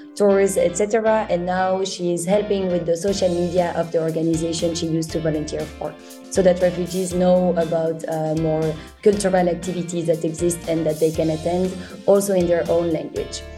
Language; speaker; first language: English; non-native, fluent; French